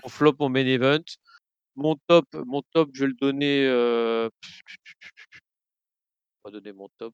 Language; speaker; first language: French; native; French